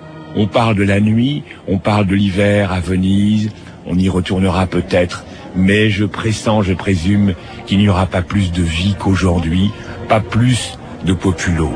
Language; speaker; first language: French; native; French